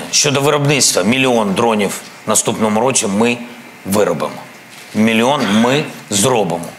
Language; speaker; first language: Ukrainian; non-native, local second language; Russian